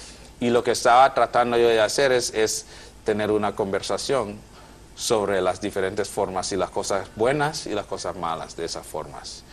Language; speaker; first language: Spanish; non-native, fluent; English